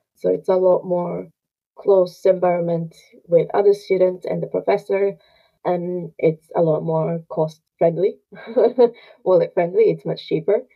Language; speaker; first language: English; non-native, fluent; Japanese